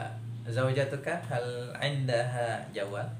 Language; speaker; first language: Arabic; non-native, fluent; Indonesian